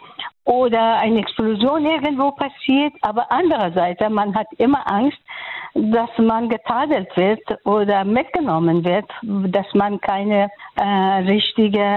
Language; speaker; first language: German; non-native, fluent; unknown